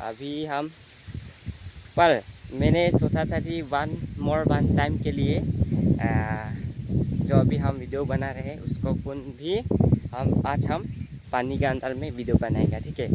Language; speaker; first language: Hindi; non-native, local second language; Karbi